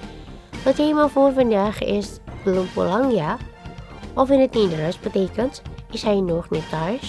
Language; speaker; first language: Dutch; non-native, learner; Indonesian